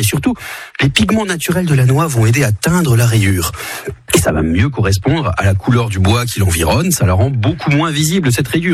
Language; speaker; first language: French; native; French